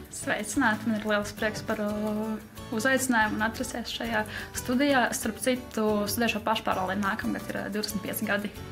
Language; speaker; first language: Latvian; non-native, local second language; Russian